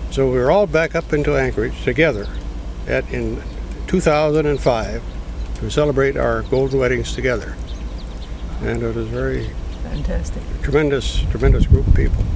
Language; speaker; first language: English; native; English